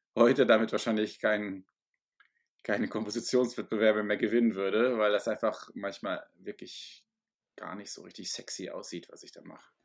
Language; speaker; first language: German; native; German